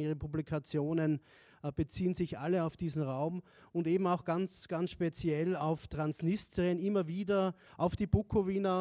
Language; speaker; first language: German; native; German